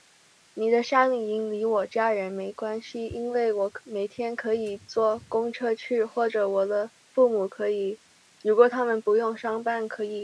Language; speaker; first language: Chinese; early bilingual, heritage; Chinese